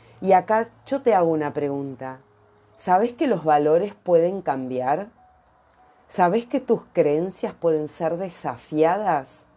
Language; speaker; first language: Spanish; native; Spanish